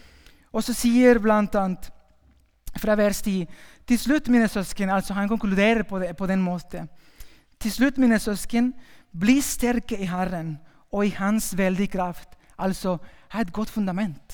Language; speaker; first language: Norwegian; non-native, fluent; Spanish